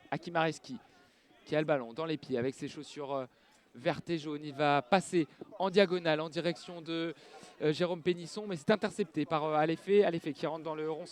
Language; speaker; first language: French; native; French